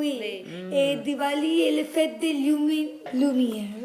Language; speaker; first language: French; non-native, learner; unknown